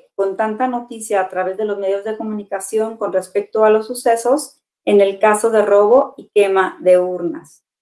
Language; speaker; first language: Spanish; native; Spanish